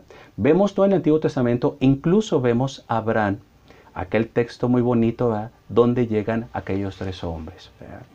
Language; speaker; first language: Spanish; native; Spanish